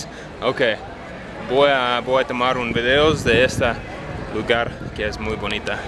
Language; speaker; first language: Spanish; non-native, learner; English